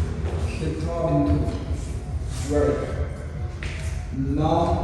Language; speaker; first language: Vietnamese; non-native, learner; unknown